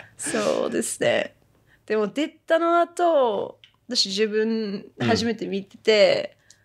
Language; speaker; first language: Japanese; early bilingual, heritage; Japanese